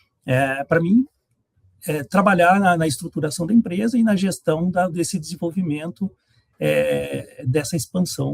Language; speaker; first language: Portuguese; native; Portuguese